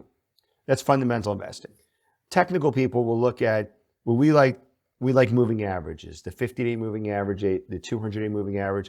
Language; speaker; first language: English; native; English